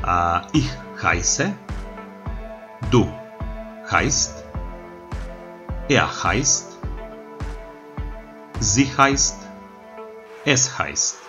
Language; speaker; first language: German; non-native, fluent; Macedonian